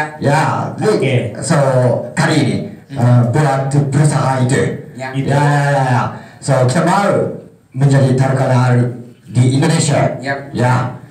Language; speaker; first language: Indonesian; non-native, learner; Japanese